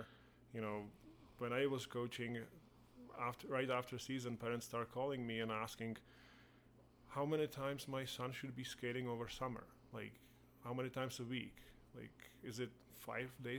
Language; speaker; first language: English; non-native, fluent; Czech